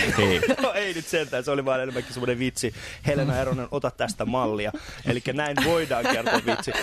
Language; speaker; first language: Finnish; early bilingual, other home language; Persian